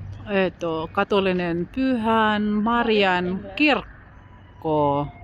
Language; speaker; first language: Finnish; non-native, learner; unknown